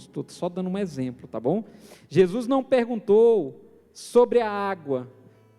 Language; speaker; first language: Portuguese; native; Portuguese